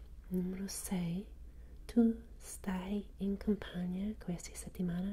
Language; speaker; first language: Italian; non-native, learner; English